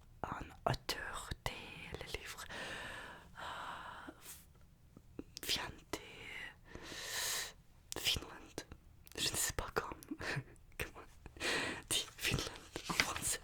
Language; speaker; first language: French; non-native, learner; Russian